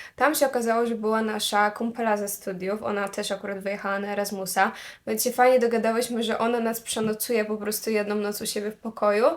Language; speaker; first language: Polish; native; Polish